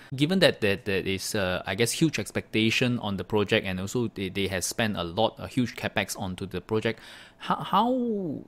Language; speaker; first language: English; non-native, local second language; Chinese